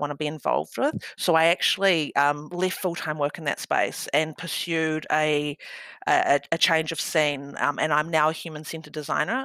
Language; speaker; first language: English; native; English